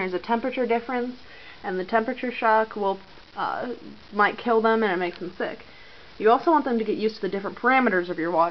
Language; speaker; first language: English; native; English